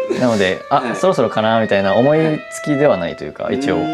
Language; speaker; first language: Japanese; native; Japanese